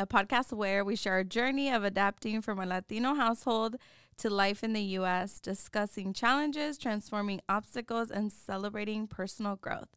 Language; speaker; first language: English; non-native, fluent; Spanish